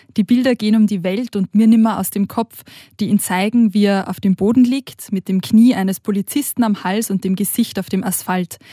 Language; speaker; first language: German; native; German